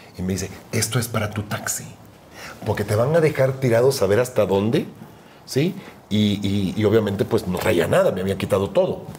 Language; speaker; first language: Spanish; native; Spanish